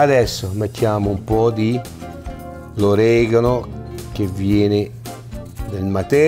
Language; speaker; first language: Italian; early bilingual, heritage; Italian